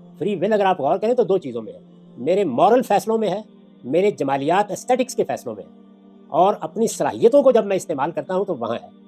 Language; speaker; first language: Urdu; non-native, local second language; Punjabi